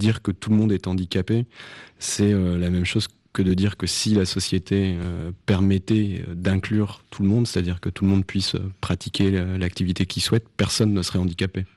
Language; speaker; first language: French; native; French